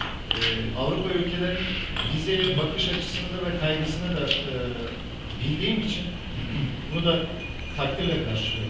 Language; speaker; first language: Turkish; native; Turkish